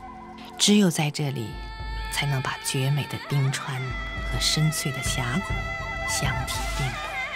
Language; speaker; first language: Chinese; native; Chinese